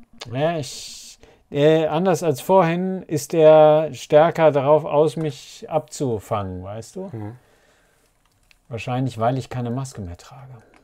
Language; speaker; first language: German; native; German